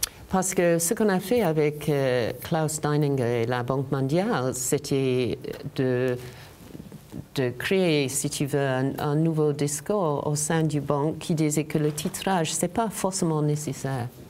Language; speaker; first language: French; non-native, fluent; English